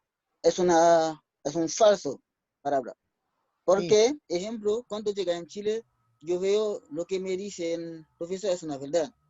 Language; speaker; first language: Spanish; non-native, learner; Haitian Creole